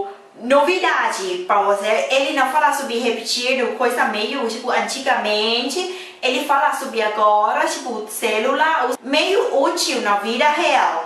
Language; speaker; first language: Portuguese; non-native, fluent; Thai